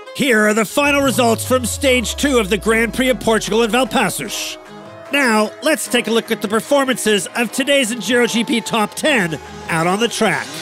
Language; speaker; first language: English; non-native, fluent; Portuguese